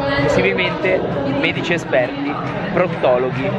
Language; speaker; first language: Italian; native; Italian